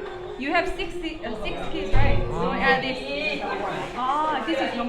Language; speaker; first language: English; non-native, learner; Korean